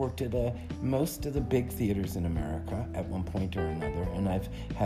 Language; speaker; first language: English; native; English